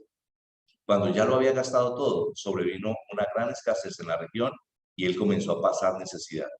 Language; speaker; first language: Spanish; native; Spanish